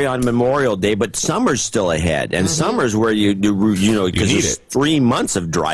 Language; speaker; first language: English; native; English